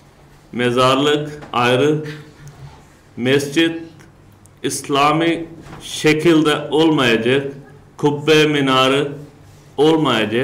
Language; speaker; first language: Turkish; non-native, learner; Urdu